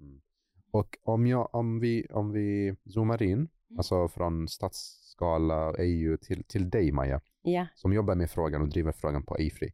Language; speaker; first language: Swedish; non-native, fluent; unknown